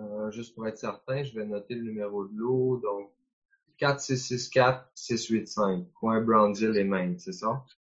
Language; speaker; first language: French; native; French